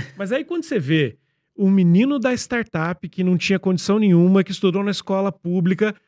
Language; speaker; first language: Portuguese; native; Portuguese